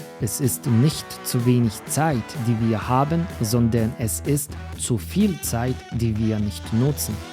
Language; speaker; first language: German; non-native, fluent; Polish